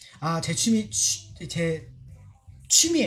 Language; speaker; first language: Korean; non-native, fluent; Chinese